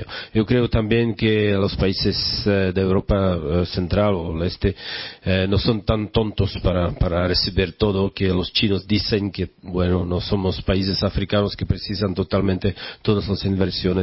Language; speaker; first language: Spanish; non-native, learner; Czech